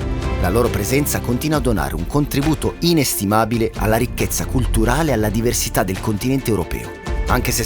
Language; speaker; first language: Italian; native; Italian